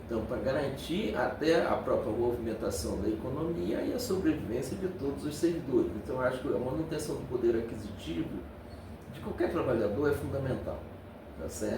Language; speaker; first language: Portuguese; native; Portuguese